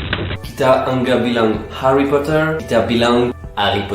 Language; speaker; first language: Indonesian; non-native, learner; French